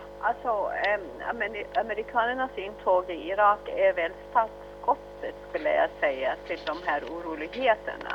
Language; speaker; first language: Swedish; early bilingual, other home language; Arabic